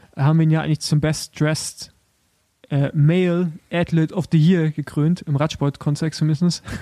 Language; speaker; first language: German; native; German